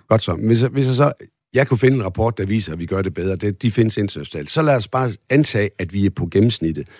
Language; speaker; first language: Danish; native; Danish